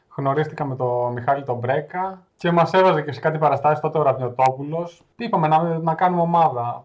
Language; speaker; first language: Greek; native; Greek